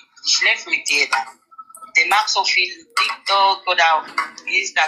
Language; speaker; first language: German; non-native, learner; Nigerian Pidgin